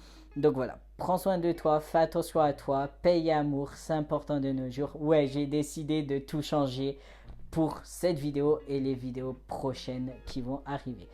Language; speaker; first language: French; native; French